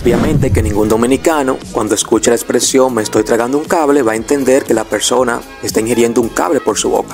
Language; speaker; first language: Spanish; native; Spanish